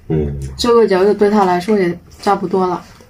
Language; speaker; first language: Chinese; non-native, learner; Vietnamese